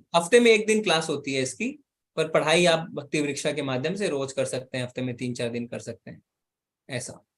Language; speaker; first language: Hindi; native; Hindi